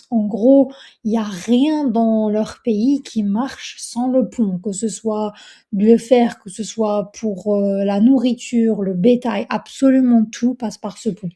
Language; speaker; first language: French; native; French